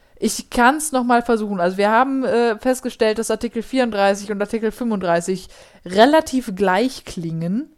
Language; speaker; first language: German; native; German